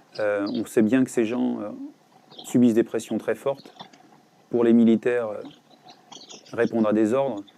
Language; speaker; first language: French; native; French